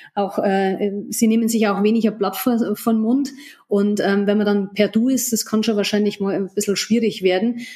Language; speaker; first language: German; native; German